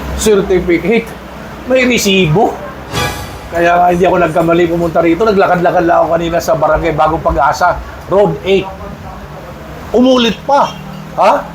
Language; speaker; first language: Filipino; native; Filipino